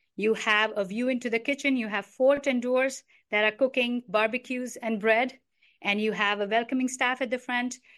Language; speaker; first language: English; non-native, local second language; Hindi